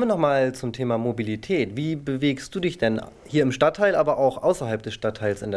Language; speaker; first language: German; native; German